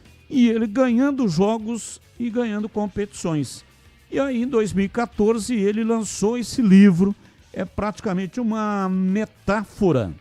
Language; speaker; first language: Portuguese; native; Portuguese